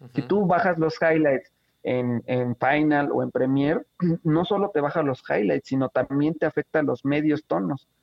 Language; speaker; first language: Spanish; native; Spanish